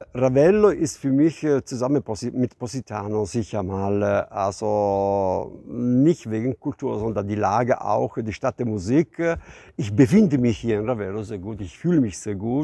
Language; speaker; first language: German; non-native, fluent; Italian